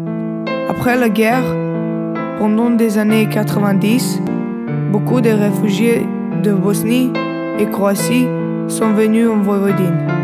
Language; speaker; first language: French; non-native, learner; Serbian